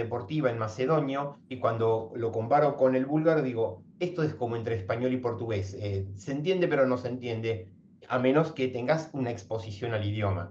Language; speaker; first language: Spanish; native; Spanish